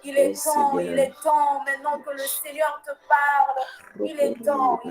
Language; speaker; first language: French; non-native, local second language; Lingala